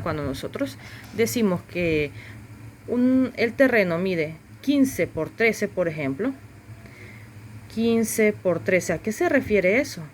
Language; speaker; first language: Spanish; native; Spanish